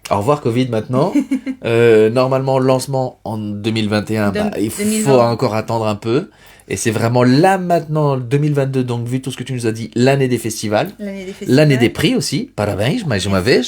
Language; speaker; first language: French; early bilingual, other home language; Portuguese